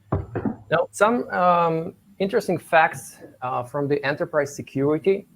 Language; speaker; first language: English; non-native, fluent; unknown